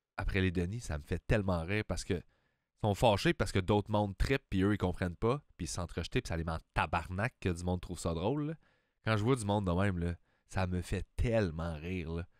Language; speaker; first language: French; native; French